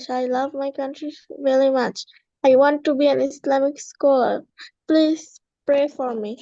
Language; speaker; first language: English; non-native, learner; Bangla